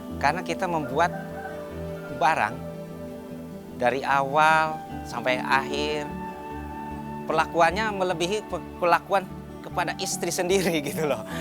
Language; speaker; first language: Indonesian; non-native, local second language; Sundanese